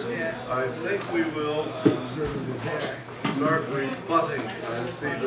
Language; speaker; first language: English; native; English